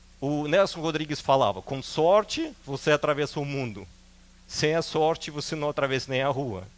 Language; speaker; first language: Portuguese; non-native, fluent; Russian